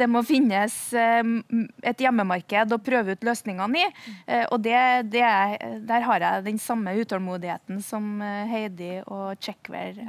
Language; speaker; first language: Norwegian; native; Norwegian